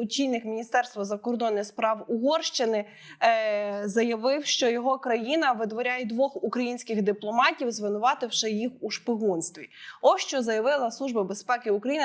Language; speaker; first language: Ukrainian; native; Ukrainian